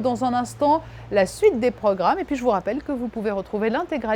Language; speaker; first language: French; native; French